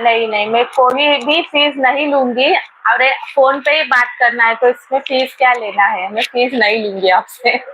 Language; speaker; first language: Hindi; non-native, local second language; Marathi